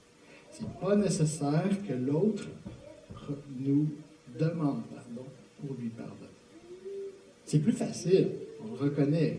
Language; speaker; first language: French; native; French